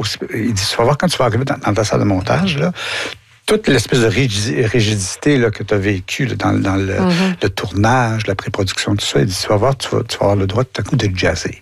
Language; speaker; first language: French; native; French